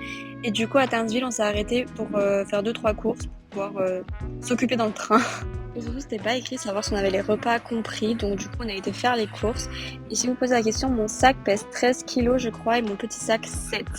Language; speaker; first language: French; native; French